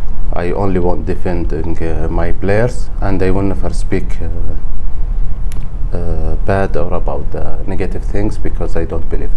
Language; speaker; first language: English; non-native, learner; Arabic